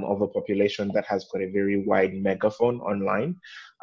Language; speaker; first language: English; non-native, local second language; Nyanja